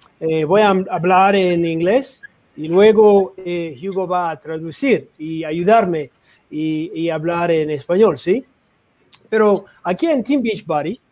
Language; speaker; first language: Spanish; non-native, learner; English